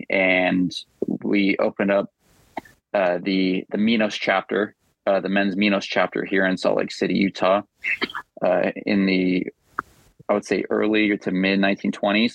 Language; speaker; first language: English; native; English